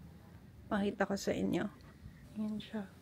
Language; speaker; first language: Filipino; native; Filipino